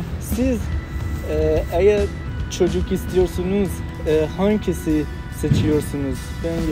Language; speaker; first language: Turkish; non-native, learner; Persian